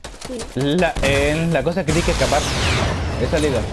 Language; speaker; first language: Spanish; native; Spanish